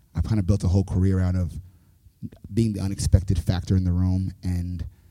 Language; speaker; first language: English; native; English